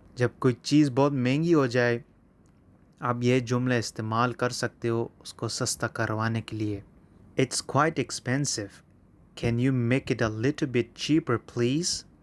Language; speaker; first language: Urdu; native; Urdu